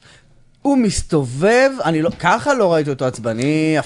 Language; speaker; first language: Hebrew; native; Hebrew